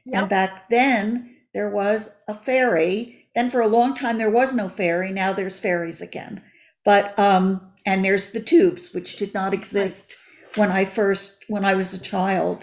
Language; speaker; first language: English; native; English